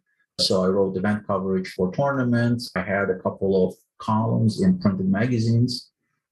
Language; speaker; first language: English; non-native, fluent; Ukrainian